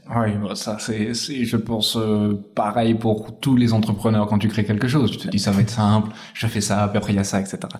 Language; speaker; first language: French; native; French